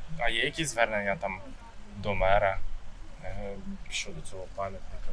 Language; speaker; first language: Ukrainian; native; Ukrainian